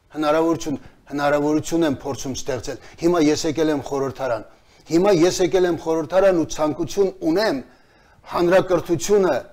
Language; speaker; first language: Armenian; native; Armenian